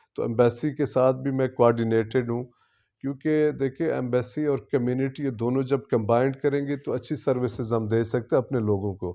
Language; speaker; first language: Urdu; non-native, local second language; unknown